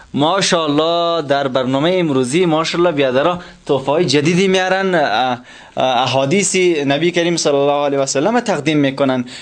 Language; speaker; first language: Persian; native; Persian